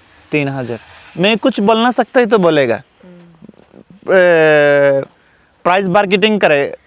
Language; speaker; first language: Hindi; non-native, learner; Bangla